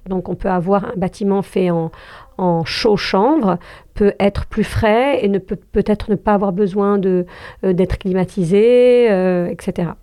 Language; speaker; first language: French; non-native, local second language; Arabic